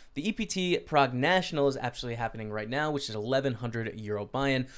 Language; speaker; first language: English; native; English